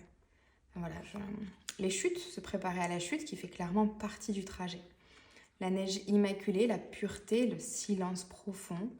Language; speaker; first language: French; native; French